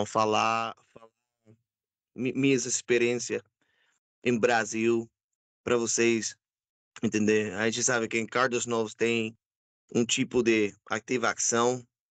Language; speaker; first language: Portuguese; non-native, learner; English